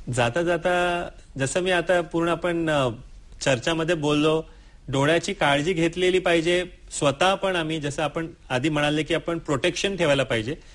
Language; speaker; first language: Marathi; non-native, local second language; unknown